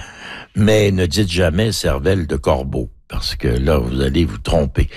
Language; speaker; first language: French; native; French